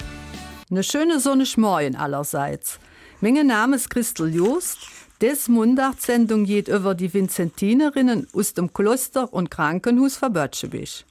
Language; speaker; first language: German; native; German